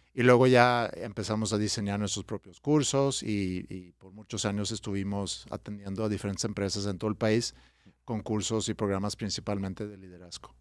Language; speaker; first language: Spanish; non-native, fluent; Swedish